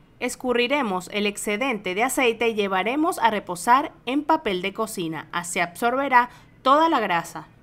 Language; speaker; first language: Spanish; native; Spanish